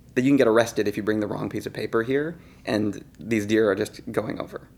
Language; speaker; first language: English; native; English